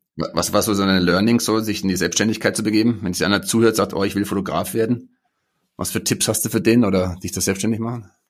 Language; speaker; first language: German; native; German